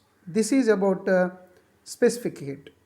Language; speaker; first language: English; non-native, local second language; Telugu